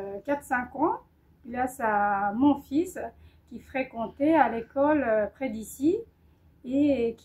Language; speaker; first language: French; non-native, fluent; Japanese